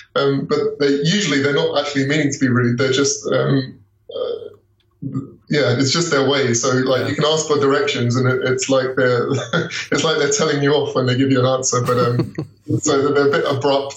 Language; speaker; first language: English; native; English